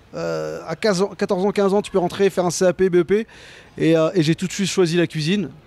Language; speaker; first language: French; native; French